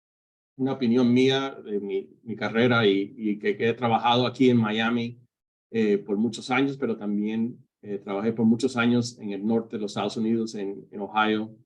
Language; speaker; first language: Spanish; early bilingual, heritage; Spanish